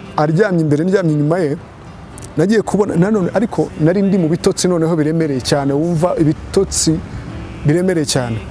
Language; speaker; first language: Kinyarwanda; early bilingual, heritage; Kinyarwanda